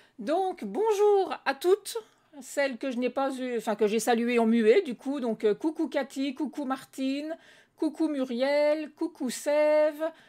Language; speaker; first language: French; native; French